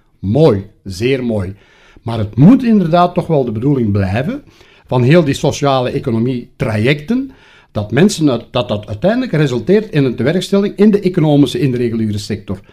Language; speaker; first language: Dutch; native; Dutch